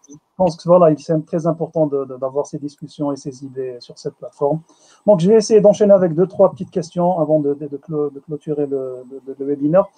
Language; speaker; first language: French; non-native, local second language; Arabic